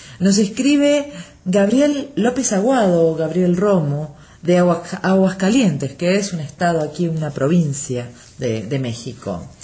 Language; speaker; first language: Spanish; native; Spanish